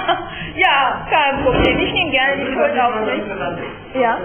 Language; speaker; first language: German; native; German